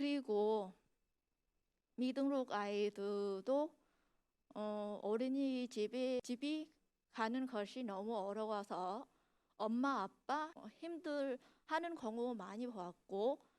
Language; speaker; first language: Korean; non-native, fluent; Vietnamese